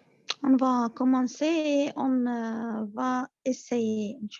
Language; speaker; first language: French; non-native, learner; Arabic